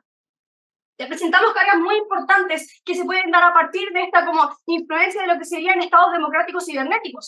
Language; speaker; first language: Spanish; native; Spanish